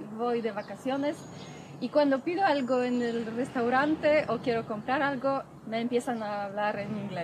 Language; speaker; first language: Spanish; non-native, fluent; Polish